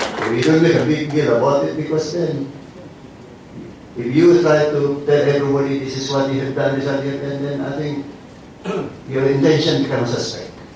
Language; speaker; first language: English; non-native, local second language; Central Dusun